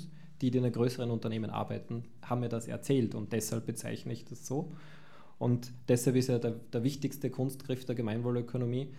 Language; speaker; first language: German; native; German